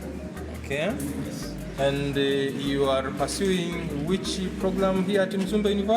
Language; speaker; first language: English; non-native, local second language; Swahili